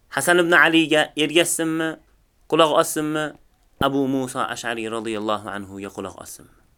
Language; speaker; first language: Uzbek; native; Uzbek